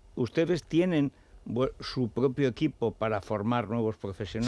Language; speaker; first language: Spanish; native; Spanish